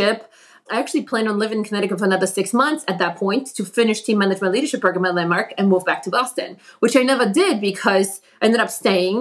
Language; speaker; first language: English; non-native, fluent; Polish